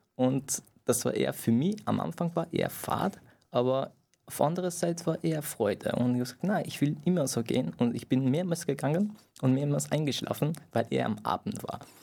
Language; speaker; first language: German; non-native, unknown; Persian